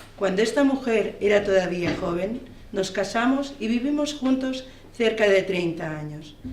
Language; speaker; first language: Spanish; non-native, local second language; Catalan